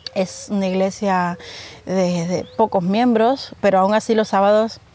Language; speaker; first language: Spanish; native; Spanish